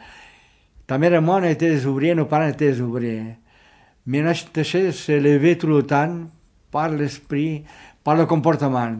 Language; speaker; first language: French; non-native, fluent; Catalan